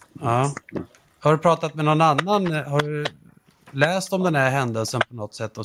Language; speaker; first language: Swedish; native; Swedish